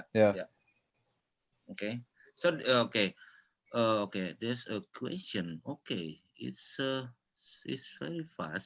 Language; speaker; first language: English; non-native, local second language; Indonesian